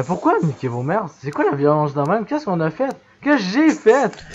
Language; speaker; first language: French; native; French